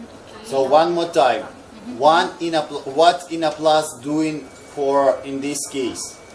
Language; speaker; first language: English; non-native, fluent; Russian